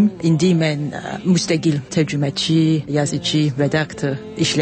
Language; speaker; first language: Turkish; non-native, learner; English